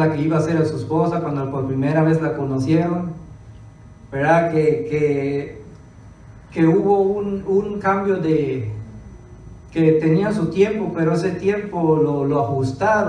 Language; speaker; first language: Spanish; early bilingual, other home language; English